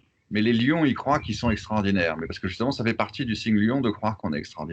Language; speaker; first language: French; native; French